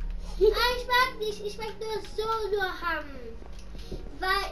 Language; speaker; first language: German; non-native, learner; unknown